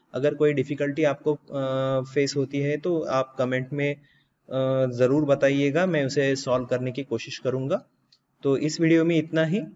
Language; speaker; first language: Hindi; native; Hindi